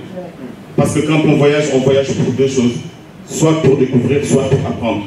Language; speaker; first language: French; non-native, local second language; Wolof